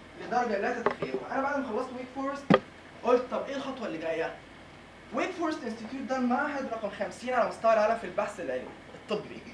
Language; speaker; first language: Arabic; native; Arabic